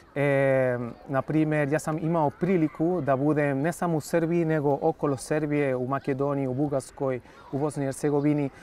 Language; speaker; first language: Serbian; non-native, fluent; Spanish